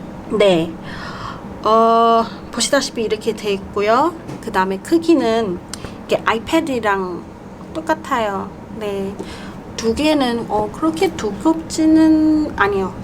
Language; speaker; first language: Korean; non-native, fluent; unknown